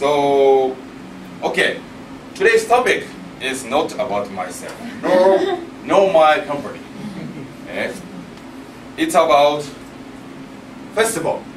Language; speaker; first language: English; non-native, learner; Japanese